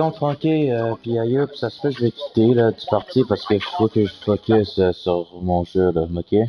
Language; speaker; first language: French; native; French